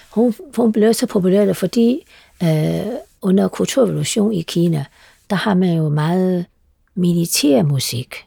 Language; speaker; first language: Danish; non-native, fluent; Chinese